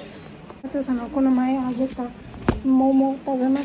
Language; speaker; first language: Japanese; non-native, learner; Nepali